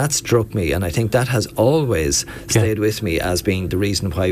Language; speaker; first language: English; native; English